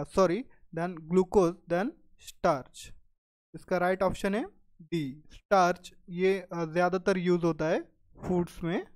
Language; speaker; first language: Hindi; non-native, local second language; Marathi